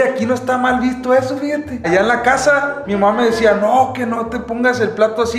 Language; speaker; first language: Spanish; native; Spanish